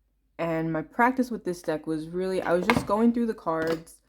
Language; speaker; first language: English; native; English